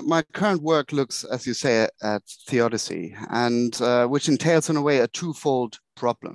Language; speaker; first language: English; non-native, fluent; German